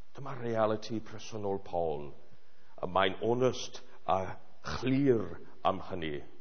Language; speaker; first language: Welsh; non-native, fluent; English